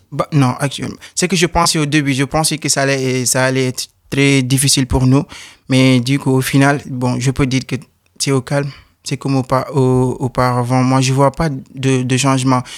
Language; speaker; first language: French; non-native, local second language; Wolof